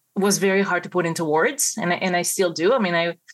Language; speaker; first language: English; non-native, fluent; Hebrew